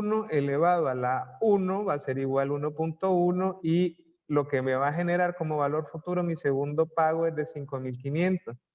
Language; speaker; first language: Spanish; native; Spanish